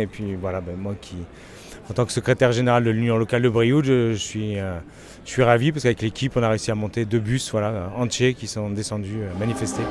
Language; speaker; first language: French; native; French